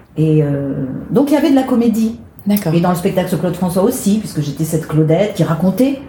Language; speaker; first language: French; native; French